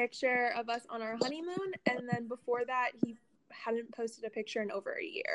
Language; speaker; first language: English; native; English